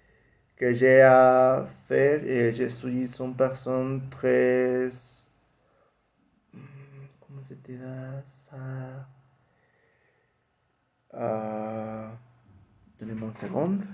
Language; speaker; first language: French; non-native, learner; Spanish